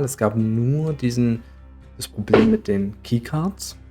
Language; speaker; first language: German; native; German